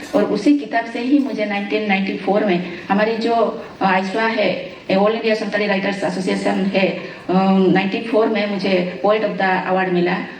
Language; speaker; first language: Hindi; non-native, local second language; Santali